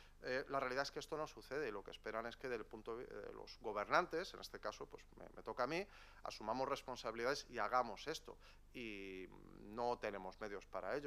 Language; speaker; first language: Spanish; native; Spanish